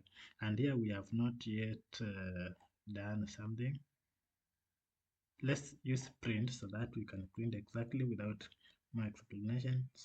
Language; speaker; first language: English; non-native, fluent; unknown